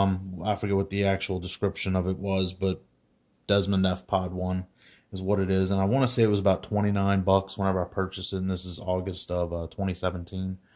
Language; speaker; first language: English; native; English